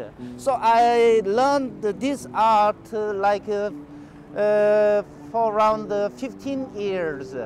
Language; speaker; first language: English; non-native, learner; Korean